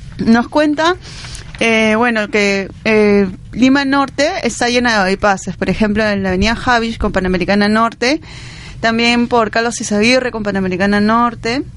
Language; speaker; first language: Spanish; native; Spanish